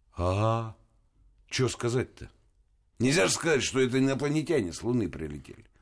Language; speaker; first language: Russian; native; Russian